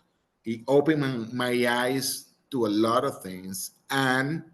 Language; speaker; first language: English; non-native, fluent; Spanish